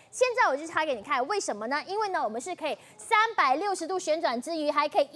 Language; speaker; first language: Chinese; native; Chinese